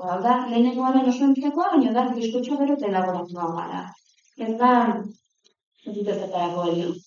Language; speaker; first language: Basque; native; Basque